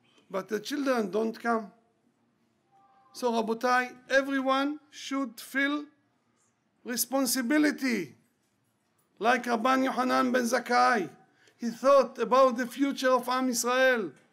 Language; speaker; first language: English; non-native, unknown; Hebrew